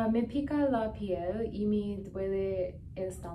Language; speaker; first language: Spanish; non-native, learner; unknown